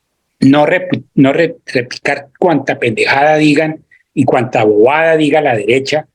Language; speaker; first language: Spanish; native; Spanish